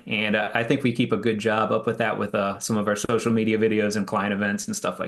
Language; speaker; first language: English; native; English